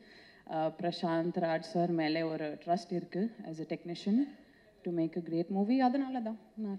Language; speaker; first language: Tamil; non-native, local second language; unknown